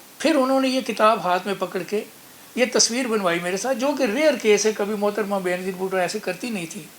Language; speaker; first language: Urdu; non-native, local second language; Punjabi